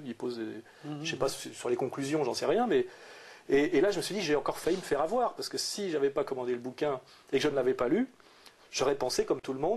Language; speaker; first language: French; native; French